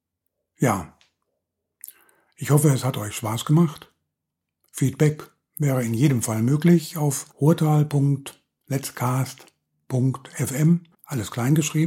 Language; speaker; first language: German; native; German